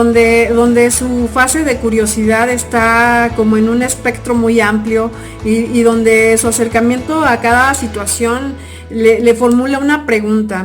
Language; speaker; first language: Spanish; native; Spanish